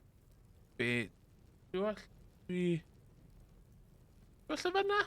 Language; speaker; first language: Welsh; non-native, learner; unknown